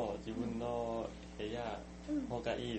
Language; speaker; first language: Japanese; non-native, learner; Thai